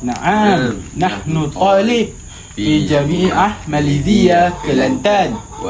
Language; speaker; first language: Arabic; non-native, learner; Malay